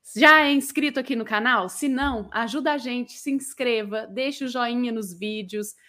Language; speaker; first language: Portuguese; native; Portuguese